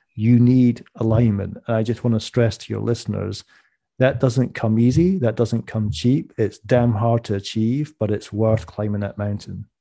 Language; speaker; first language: English; native; English